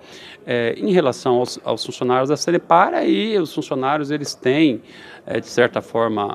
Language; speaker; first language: Portuguese; native; Portuguese